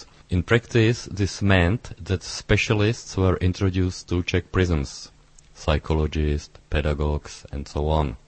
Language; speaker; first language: English; non-native, fluent; Czech